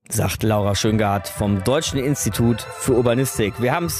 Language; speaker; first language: German; native; German